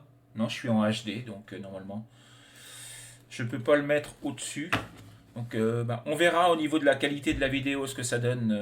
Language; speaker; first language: French; native; French